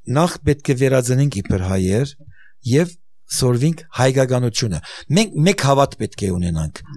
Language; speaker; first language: Armenian; early bilingual, heritage; Armenian